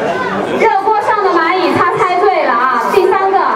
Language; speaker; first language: Chinese; native; Chinese